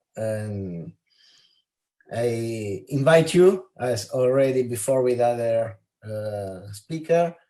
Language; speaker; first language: English; non-native, fluent; Italian